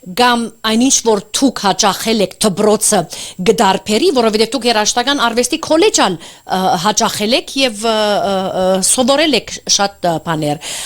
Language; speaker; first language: Armenian; early bilingual, heritage; Armenian